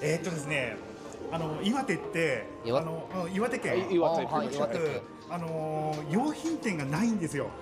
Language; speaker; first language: Japanese; native; Japanese